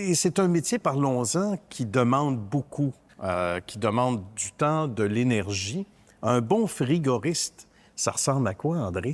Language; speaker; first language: French; native; French